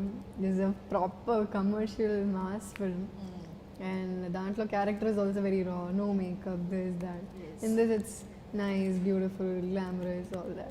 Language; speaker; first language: Telugu; non-native, fluent; Malayalam